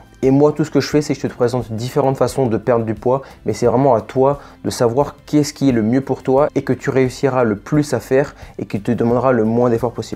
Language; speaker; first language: French; native; French